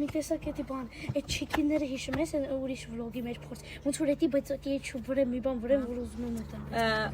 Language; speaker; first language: Armenian; early bilingual, heritage; Armenian